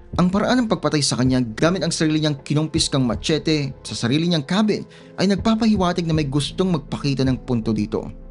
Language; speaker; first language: Filipino; native; Filipino